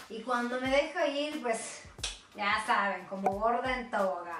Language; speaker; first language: Spanish; non-native, fluent; Swedish